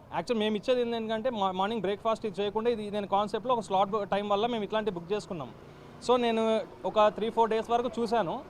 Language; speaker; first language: Telugu; native; Telugu